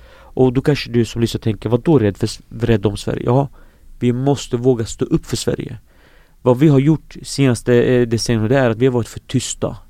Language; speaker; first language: Swedish; early bilingual, other home language; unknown